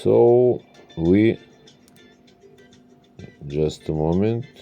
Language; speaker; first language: English; non-native, learner; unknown